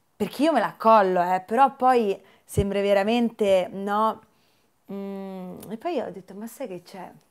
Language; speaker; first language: Italian; native; Italian